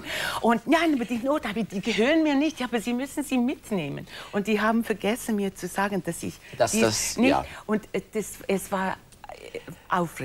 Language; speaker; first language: German; non-native, fluent; English